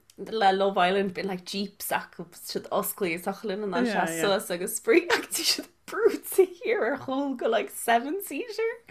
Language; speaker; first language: Irish; native; Irish